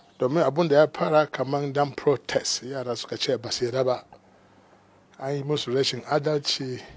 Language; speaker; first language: Hausa; non-native, local second language; Igbo